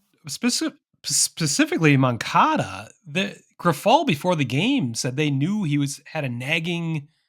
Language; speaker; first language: English; native; English